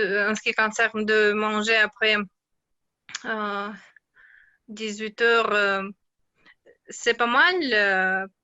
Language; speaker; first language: French; non-native, learner; Russian